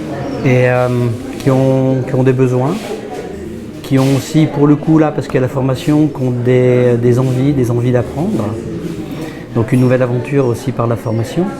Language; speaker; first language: French; native; French